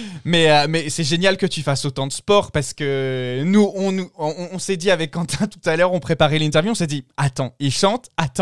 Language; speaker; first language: French; native; French